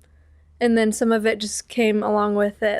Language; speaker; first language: English; native; English